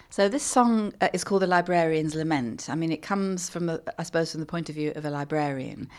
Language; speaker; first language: English; native; English